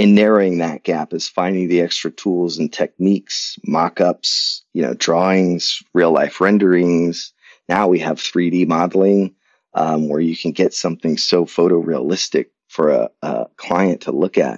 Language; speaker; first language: English; native; English